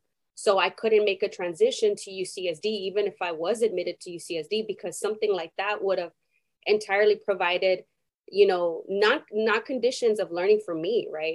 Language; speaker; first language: English; non-native, fluent; Spanish